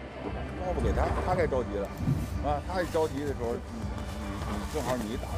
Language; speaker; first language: Chinese; native; Chinese